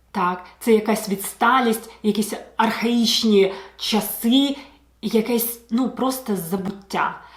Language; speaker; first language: Ukrainian; non-native, local second language; Russian